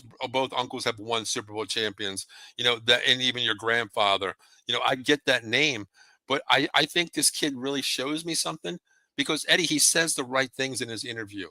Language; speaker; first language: English; native; English